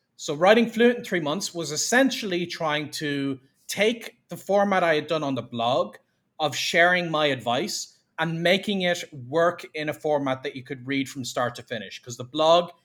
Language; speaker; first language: English; native; English